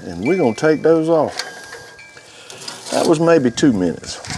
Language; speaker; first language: English; native; English